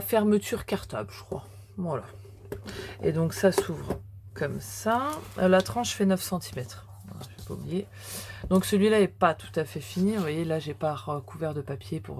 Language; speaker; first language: French; native; French